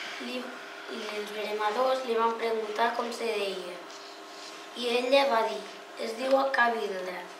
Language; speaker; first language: Catalan; native; Catalan